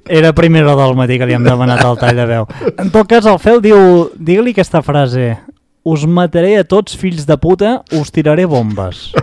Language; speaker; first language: Catalan; native; Catalan